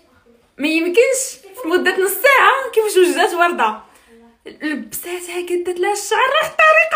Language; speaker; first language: Arabic; native; Arabic